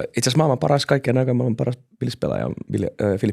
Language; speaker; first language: Finnish; native; Finnish